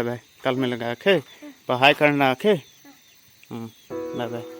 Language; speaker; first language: Hindi; non-native, local second language; Assamese